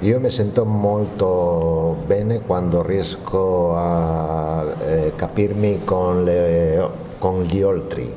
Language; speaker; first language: Italian; non-native, learner; Spanish